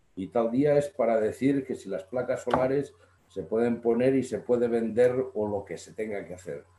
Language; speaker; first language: Spanish; native; Spanish